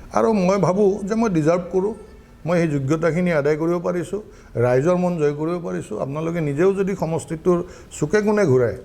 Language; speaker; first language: Assamese; native; Assamese